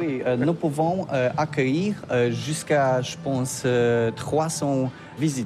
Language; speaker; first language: French; non-native, learner; Polish